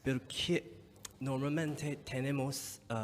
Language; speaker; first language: Spanish; non-native, fluent; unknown